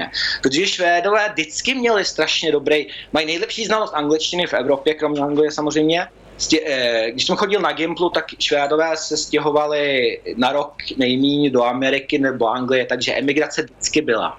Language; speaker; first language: Czech; early bilingual, heritage; Czech